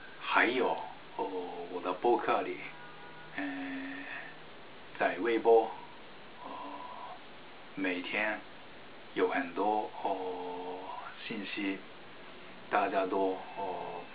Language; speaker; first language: Chinese; non-native, fluent; Japanese